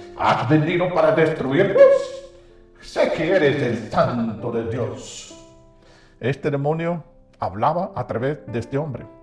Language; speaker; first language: Spanish; non-native, fluent; English